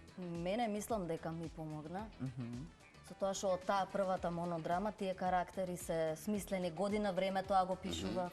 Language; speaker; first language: Macedonian; native; Macedonian